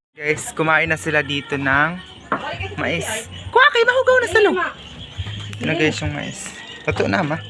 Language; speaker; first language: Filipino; non-native, local second language; Cebuano